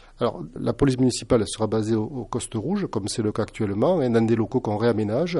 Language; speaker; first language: French; native; French